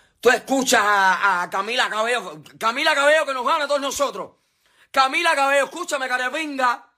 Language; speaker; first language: Spanish; native; Spanish